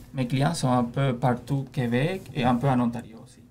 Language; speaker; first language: French; non-native, fluent; Spanish